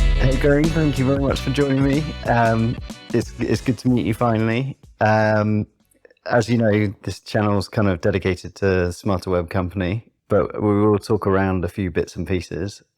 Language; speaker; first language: English; native; English